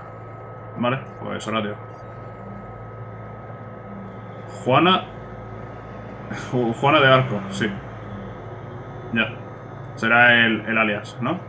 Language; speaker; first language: Spanish; native; Spanish